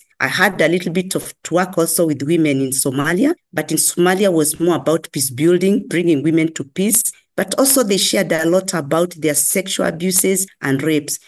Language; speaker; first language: English; non-native, local second language; Kikuyu